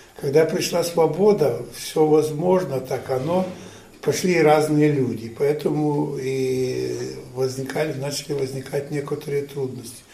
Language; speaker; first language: Russian; non-native, fluent; Ukrainian